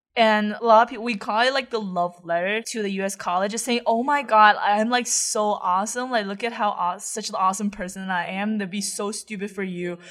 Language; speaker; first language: English; non-native, fluent; Chinese